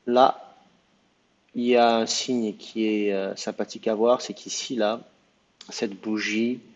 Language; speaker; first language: French; native; French